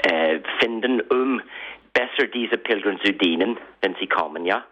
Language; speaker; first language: German; non-native, fluent; English